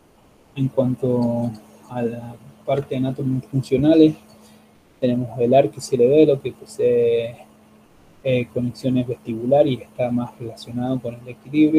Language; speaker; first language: Spanish; native; Spanish